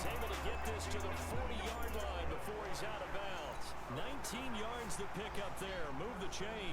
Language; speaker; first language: English; native; English